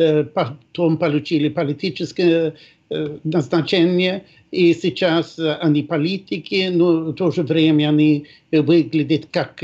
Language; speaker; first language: Russian; non-native, fluent; Swedish